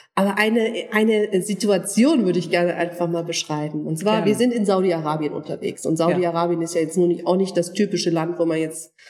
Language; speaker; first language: German; non-native, fluent; Turkish